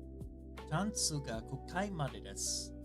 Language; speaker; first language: Japanese; non-native, learner; English